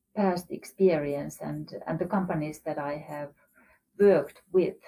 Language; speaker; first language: English; non-native, fluent; Finnish